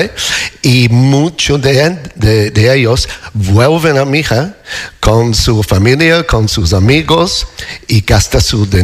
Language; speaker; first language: Spanish; non-native, fluent; English